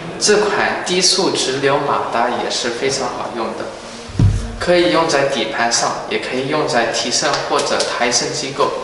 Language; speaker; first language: Chinese; early bilingual, heritage; Chinese